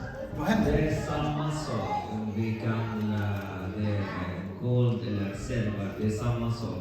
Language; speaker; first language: Swedish; non-native, learner; Swahili